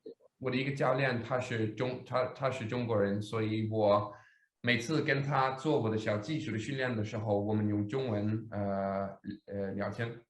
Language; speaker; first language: Chinese; non-native, fluent; Danish